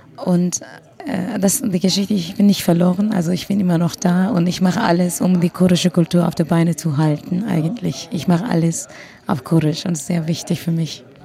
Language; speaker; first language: German; non-native, fluent; Kurdish